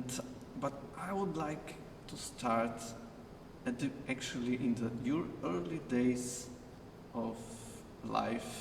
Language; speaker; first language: English; non-native, fluent; Slovenian